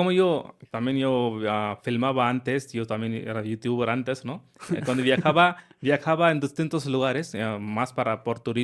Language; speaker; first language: Spanish; non-native, learner; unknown